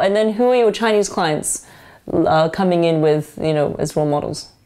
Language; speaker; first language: English; early bilingual, other home language; Chinese